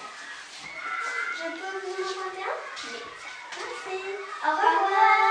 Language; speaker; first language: French; native; French